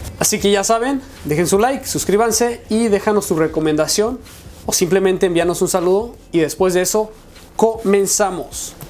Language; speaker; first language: Spanish; native; Spanish